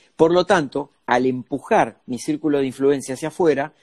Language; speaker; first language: Spanish; native; Spanish